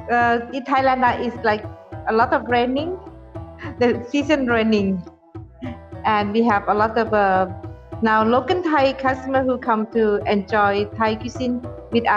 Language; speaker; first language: English; non-native, fluent; Thai